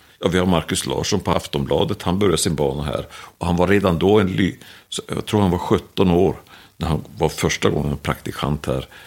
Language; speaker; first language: Swedish; native; Swedish